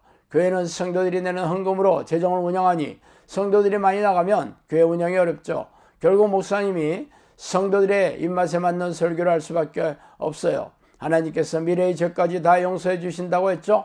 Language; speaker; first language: Korean; native; Korean